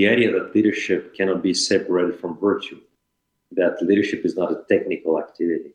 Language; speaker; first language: English; non-native, fluent; French